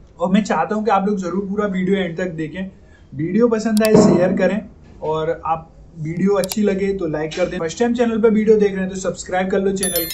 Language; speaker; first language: Hindi; native; Hindi